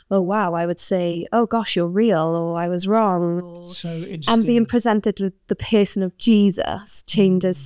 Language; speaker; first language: English; native; English